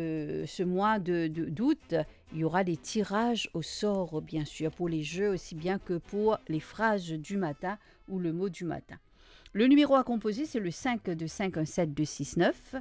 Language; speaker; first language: French; non-native, local second language; Morisyen